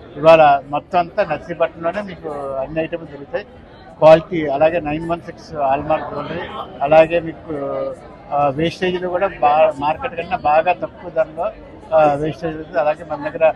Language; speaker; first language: Telugu; native; Telugu